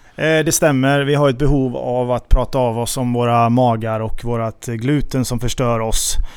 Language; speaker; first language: Swedish; native; Swedish